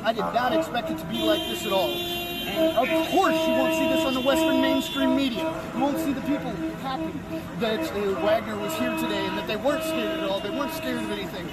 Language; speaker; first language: English; native; English